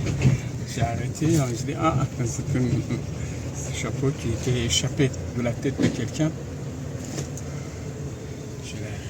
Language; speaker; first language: French; non-native, fluent; Persian